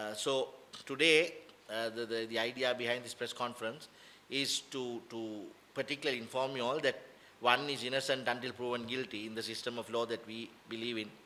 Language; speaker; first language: English; non-native, local second language; Sinhala